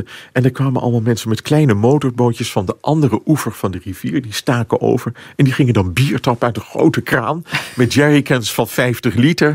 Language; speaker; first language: Dutch; native; Dutch